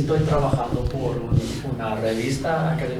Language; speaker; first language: Spanish; non-native, fluent; English